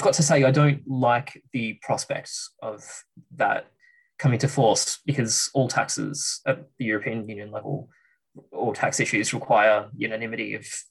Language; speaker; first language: English; native; English